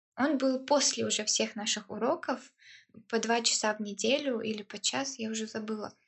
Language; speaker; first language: Russian; early bilingual, heritage; Russian